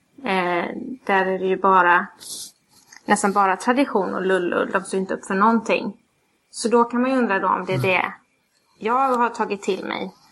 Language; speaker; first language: Swedish; native; Swedish